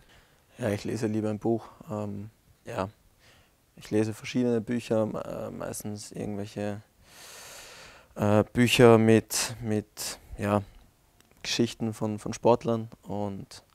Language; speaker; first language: German; native; German